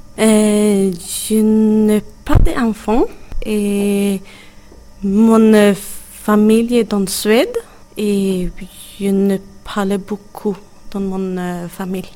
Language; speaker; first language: French; non-native, learner; Swedish